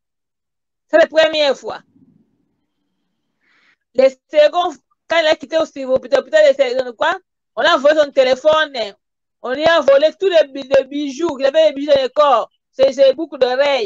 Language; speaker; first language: French; non-native, learner; Portuguese